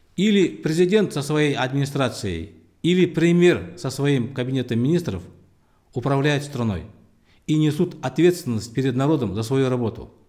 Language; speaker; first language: Russian; non-native, local second language; Kazakh